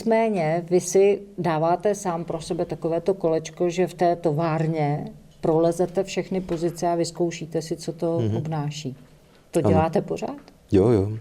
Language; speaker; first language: Czech; native; Czech